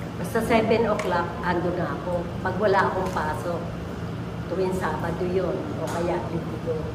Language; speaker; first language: Filipino; native; Filipino